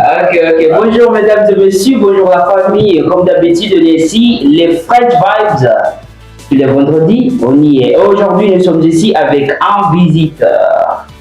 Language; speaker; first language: French; non-native, fluent; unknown